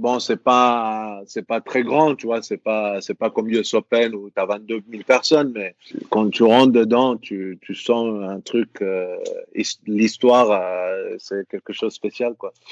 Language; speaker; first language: French; non-native, fluent; Greek